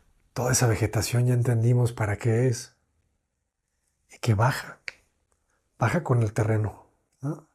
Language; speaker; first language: Spanish; native; Spanish